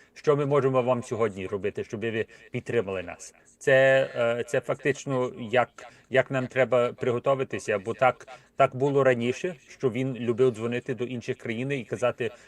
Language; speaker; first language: Ukrainian; early bilingual, heritage; Ukrainian